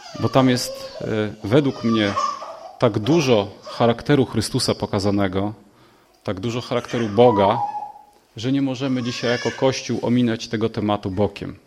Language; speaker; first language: Polish; native; Polish